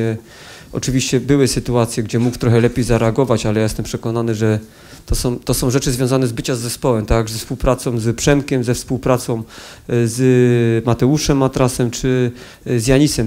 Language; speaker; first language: Polish; native; Polish